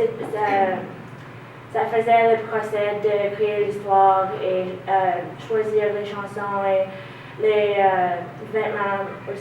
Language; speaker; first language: French; non-native, learner; English